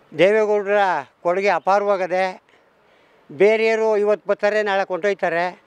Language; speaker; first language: Kannada; native; Kannada